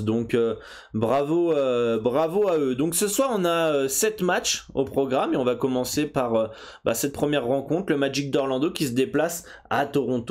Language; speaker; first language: French; native; French